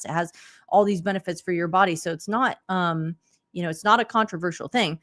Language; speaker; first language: English; native; English